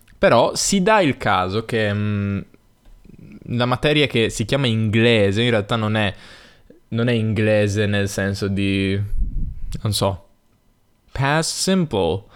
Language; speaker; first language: Italian; native; Italian